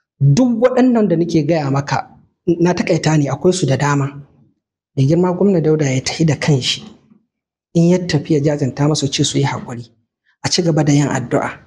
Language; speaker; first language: Hausa; native; Hausa